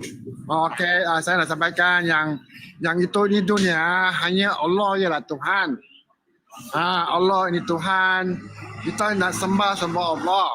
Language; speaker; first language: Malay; non-native, local second language; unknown